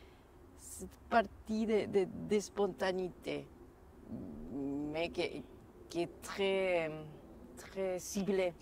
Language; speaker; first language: French; non-native, fluent; Spanish